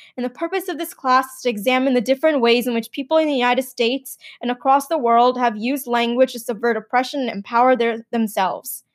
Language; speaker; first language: English; early bilingual, other home language; Gujarati